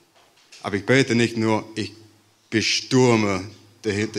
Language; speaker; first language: German; non-native, fluent; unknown